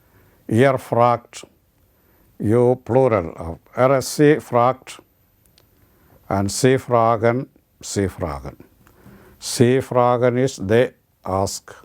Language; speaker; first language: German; non-native, learner; Malayalam